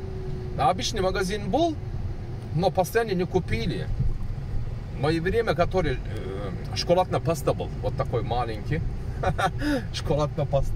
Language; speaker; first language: Russian; non-native, learner; Turkish